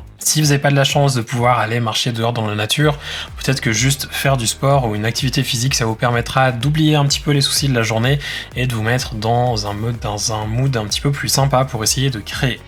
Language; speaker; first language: French; native; French